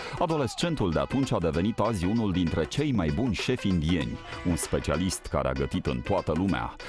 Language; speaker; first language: Romanian; native; Romanian